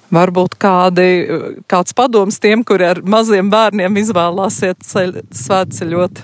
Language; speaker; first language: Latvian; native; Latvian